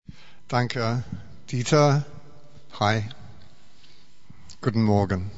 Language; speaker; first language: German; non-native, fluent; English